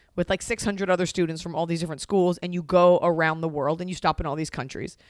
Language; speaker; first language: English; native; English